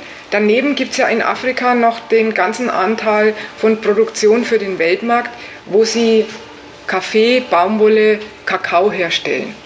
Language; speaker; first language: German; native; German